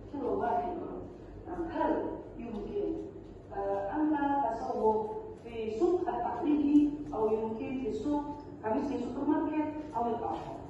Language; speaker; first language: Arabic; non-native, learner; Indonesian